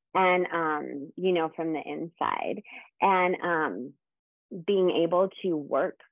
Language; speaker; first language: English; native; English